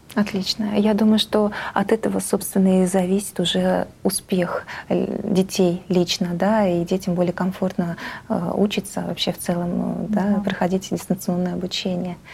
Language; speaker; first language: Russian; native; Russian